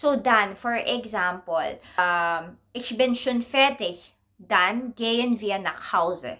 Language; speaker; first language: German; non-native, learner; Filipino